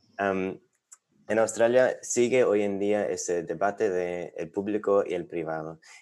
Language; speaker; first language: Spanish; non-native, fluent; English